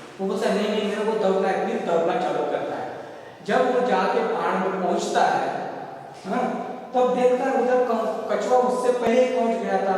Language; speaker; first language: Hindi; non-native, local second language; Marathi